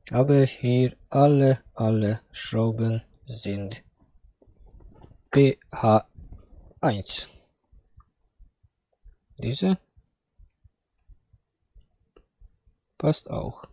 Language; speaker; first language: German; non-native, fluent; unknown